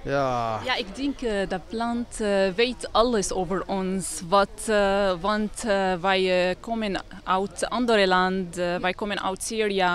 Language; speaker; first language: Dutch; non-native, learner; Arabic